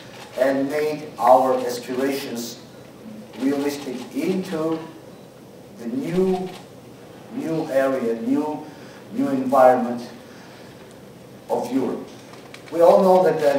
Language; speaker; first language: English; non-native, fluent; Georgian